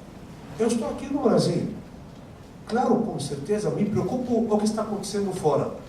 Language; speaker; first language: Portuguese; non-native, fluent; Arabic